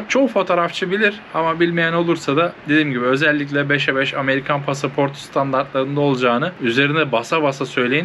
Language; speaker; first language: Turkish; native; Turkish